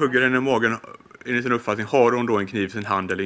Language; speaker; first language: Swedish; native; Swedish